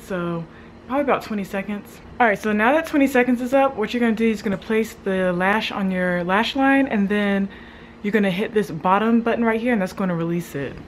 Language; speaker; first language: English; native; English